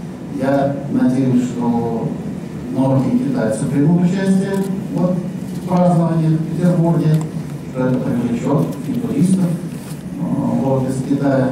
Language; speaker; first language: Russian; native; Russian